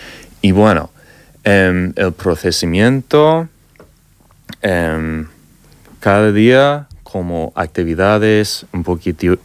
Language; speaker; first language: Spanish; non-native, learner; English